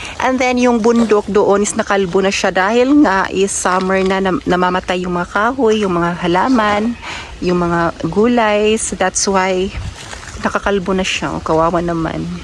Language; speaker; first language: Filipino; non-native, local second language; Cebuano